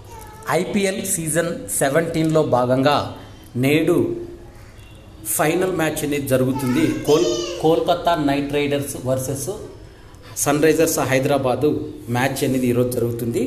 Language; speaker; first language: Telugu; native; Telugu